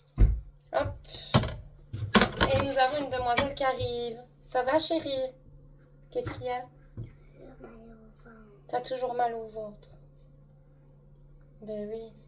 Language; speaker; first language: French; native; French